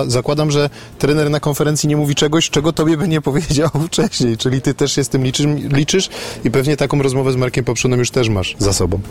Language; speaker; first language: Polish; native; Polish